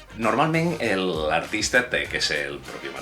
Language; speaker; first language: Catalan; non-native, local second language; Spanish